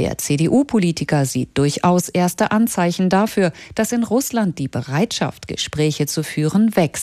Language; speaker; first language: German; native; German